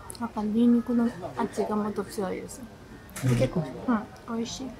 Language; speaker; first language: Japanese; non-native, fluent; Chinese